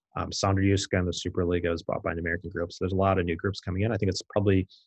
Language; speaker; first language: English; native; English